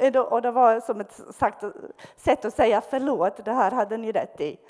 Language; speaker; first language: Swedish; non-native, fluent; Bosnian